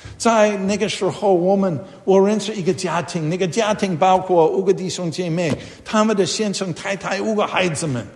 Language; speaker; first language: Chinese; non-native, fluent; English